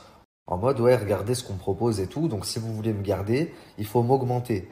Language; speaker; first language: French; native; French